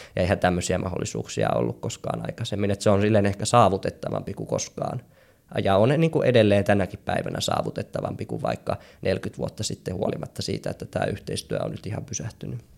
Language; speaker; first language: Finnish; native; Finnish